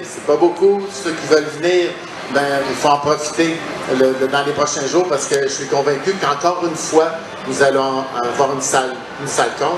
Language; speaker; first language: French; native; French